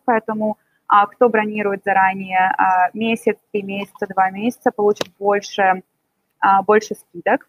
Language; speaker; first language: Russian; native; Russian